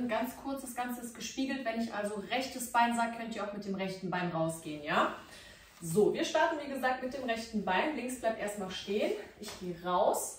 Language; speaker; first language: German; native; German